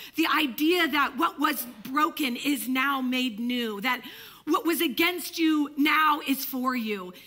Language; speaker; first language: English; early bilingual, other home language; Italian